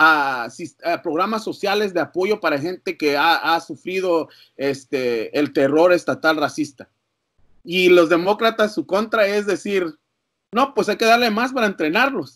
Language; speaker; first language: Spanish; early bilingual, heritage; English